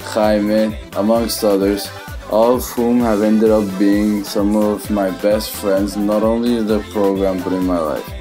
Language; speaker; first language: English; non-native, fluent; Spanish